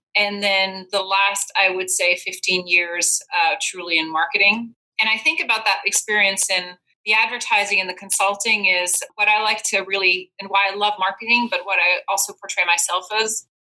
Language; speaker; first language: English; non-native, fluent; Dutch